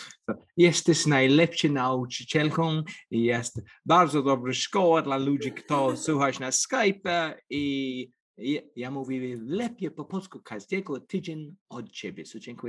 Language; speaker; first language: Polish; non-native, learner; English